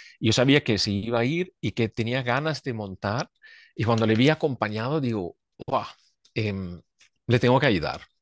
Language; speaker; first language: Spanish; non-native, fluent; Swiss German